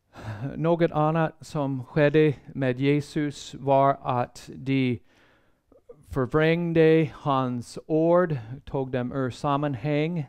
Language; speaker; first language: Swedish; non-native, fluent; English